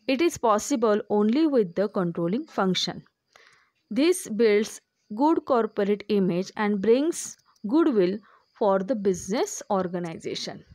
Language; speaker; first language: English; non-native, local second language; Marathi